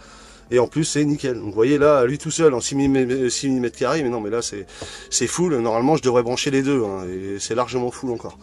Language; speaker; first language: French; native; French